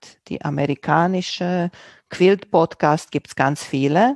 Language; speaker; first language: German; non-native, local second language; Romanian